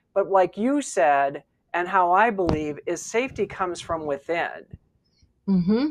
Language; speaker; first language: English; native; English